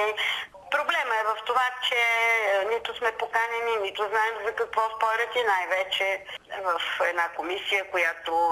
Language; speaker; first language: Bulgarian; native; Bulgarian